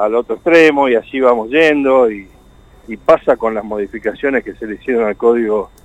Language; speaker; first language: Spanish; native; Spanish